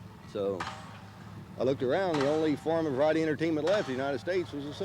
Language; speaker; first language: English; native; English